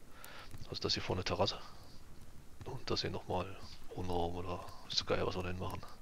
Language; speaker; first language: German; native; German